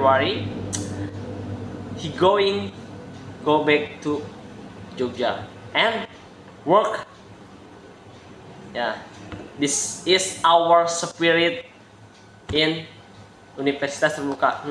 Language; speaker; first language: English; non-native, learner; Indonesian